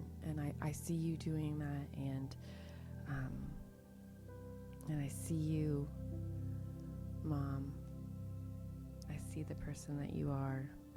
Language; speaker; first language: English; native; English